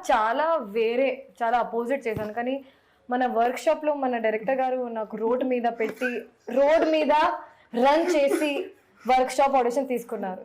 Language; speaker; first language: Telugu; non-native, fluent; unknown